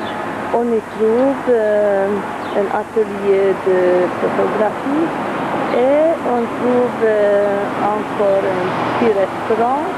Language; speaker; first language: French; non-native, fluent; Hungarian